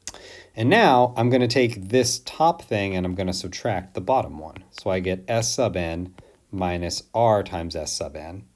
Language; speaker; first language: English; native; English